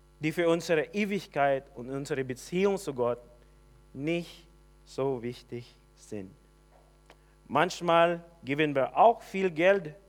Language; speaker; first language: German; non-native, learner; Filipino